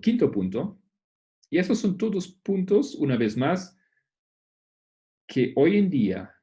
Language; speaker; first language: Spanish; non-native, fluent; Portuguese